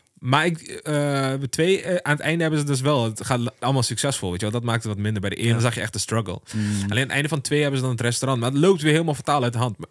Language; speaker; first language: Dutch; early bilingual, other home language; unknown